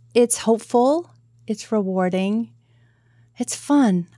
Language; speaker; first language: English; native; English